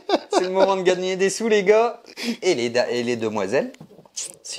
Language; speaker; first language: French; native; French